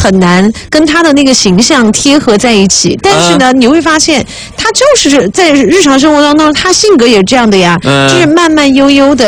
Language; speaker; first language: Chinese; native; Chinese